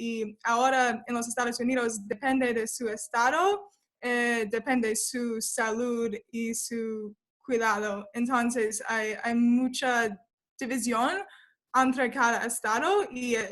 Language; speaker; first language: Spanish; non-native, learner; English